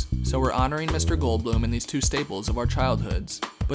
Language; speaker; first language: English; native; English